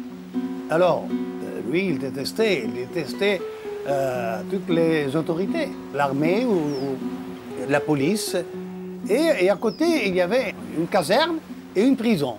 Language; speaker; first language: French; non-native, local second language; Arabic